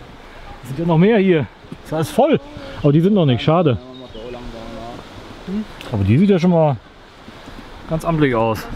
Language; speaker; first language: German; native; German